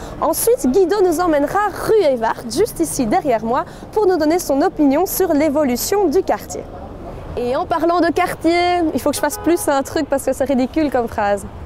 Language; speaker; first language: French; native; French